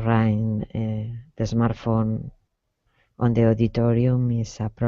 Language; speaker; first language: English; non-native, learner; Spanish